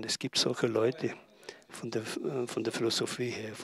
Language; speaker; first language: German; non-native, learner; Tibetan